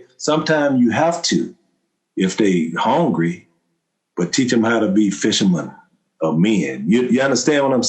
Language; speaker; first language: English; native; English